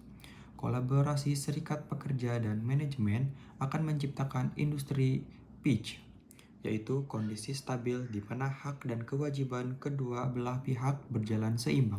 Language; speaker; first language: Indonesian; native; Indonesian